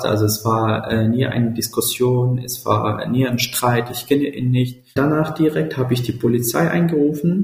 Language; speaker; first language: German; non-native, fluent; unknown